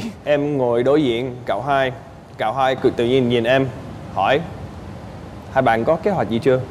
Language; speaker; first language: Vietnamese; non-native, fluent; English